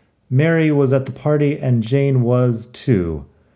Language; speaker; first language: English; native; English